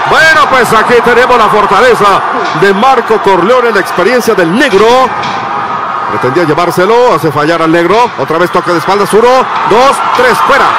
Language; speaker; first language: Spanish; native; Spanish